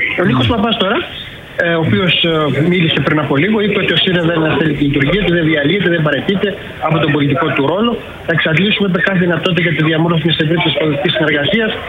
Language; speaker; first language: Greek; native; Greek